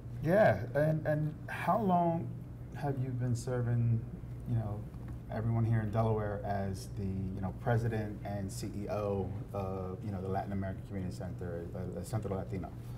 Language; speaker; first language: English; native; English